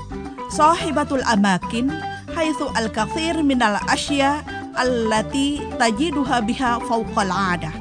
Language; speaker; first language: Arabic; non-native, fluent; Indonesian